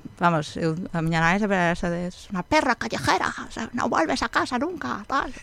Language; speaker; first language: Galician; non-native, local second language; Spanish